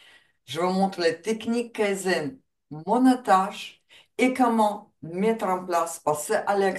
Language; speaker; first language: French; non-native, fluent; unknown